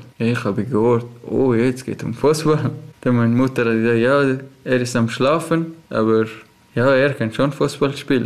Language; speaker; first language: German; non-native, learner; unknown